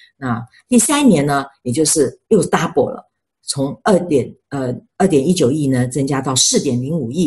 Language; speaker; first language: Chinese; native; Chinese